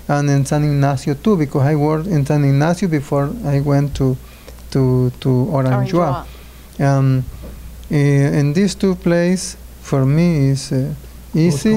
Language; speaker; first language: English; non-native, learner; Spanish